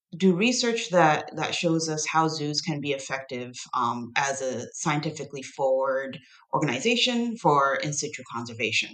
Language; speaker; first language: English; non-native, fluent; Chinese